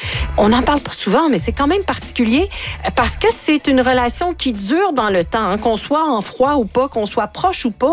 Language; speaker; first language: French; native; French